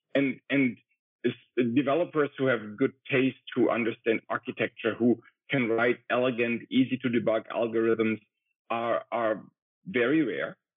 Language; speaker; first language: English; non-native, fluent; German